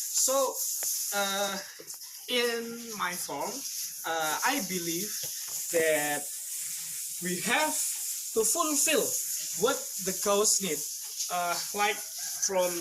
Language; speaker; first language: English; non-native, fluent; Indonesian